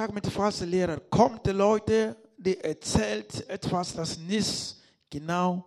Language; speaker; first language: German; non-native, learner; Lingala